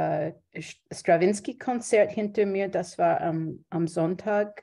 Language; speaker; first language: German; non-native, fluent; English